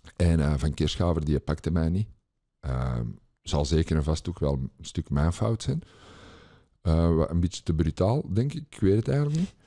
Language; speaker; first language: Dutch; native; Dutch